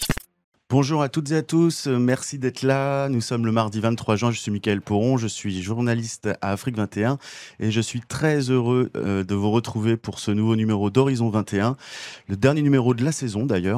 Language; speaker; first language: French; native; French